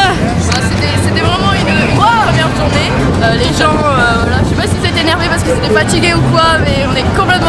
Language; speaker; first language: French; native; French